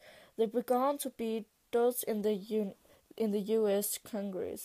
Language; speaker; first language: English; non-native, learner; Danish